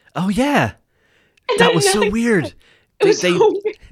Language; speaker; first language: English; native; English